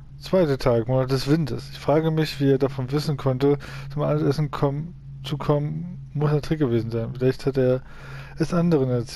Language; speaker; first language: German; native; German